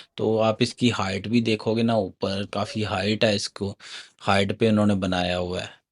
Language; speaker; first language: Urdu; non-native, local second language; Punjabi